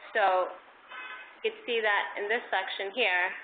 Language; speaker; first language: English; early bilingual, other home language; Spanish